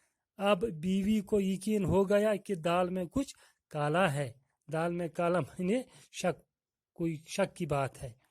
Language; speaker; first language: Hindi; non-native, local second language; Kashmiri